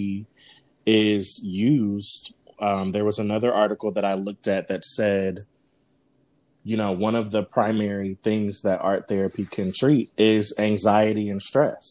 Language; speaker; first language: English; native; English